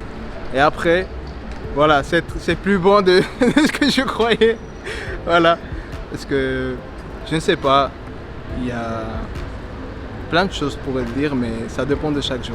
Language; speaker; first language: French; non-native, fluent; Spanish